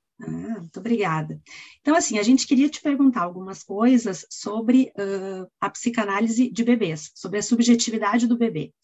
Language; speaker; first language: Portuguese; native; Portuguese